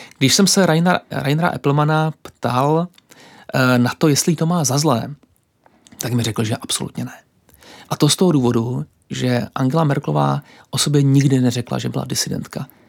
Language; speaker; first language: Czech; native; Czech